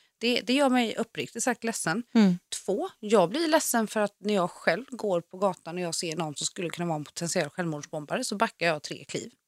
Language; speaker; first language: Swedish; native; Swedish